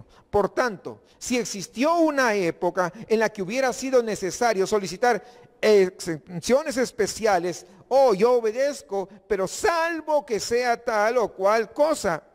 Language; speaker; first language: Spanish; native; Spanish